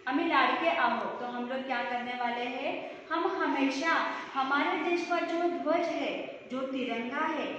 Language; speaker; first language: Hindi; non-native, local second language; Marathi